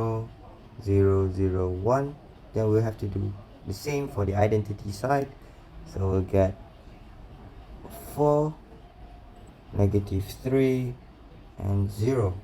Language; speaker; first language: English; non-native, local second language; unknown